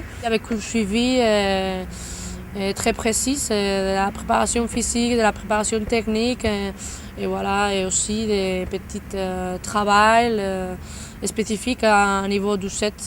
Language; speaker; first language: French; non-native, fluent; Spanish